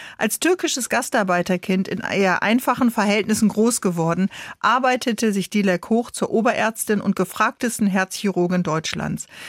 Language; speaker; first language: German; native; German